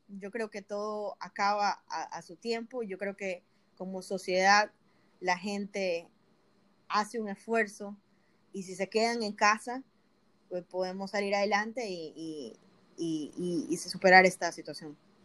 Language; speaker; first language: Spanish; native; Spanish